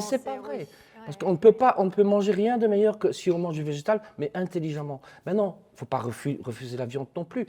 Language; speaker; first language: French; native; French